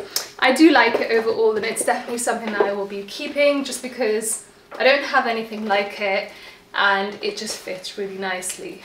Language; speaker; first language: English; native; English